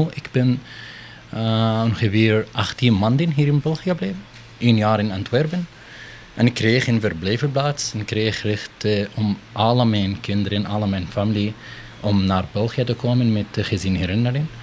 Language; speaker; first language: Dutch; non-native, learner; Arabic